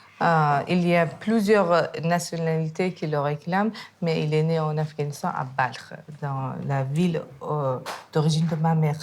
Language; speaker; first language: French; non-native, fluent; Persian